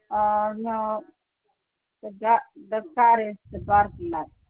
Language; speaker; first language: English; non-native, learner; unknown